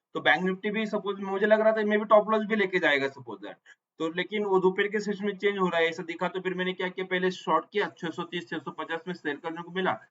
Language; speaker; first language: Hindi; non-native, local second language; Marathi